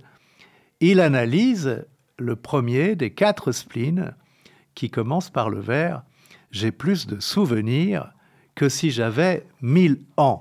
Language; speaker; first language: French; native; French